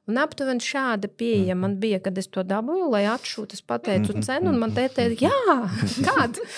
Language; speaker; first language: Latvian; non-native, local second language; Russian